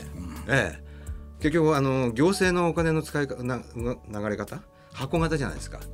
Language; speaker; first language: Japanese; native; Japanese